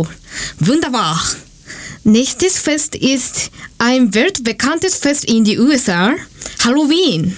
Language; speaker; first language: German; non-native, learner; Japanese